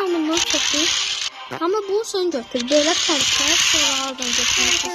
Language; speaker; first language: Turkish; non-native, learner; Azerbaijani